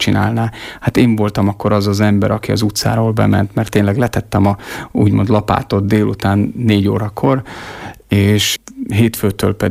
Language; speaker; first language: Hungarian; native; Hungarian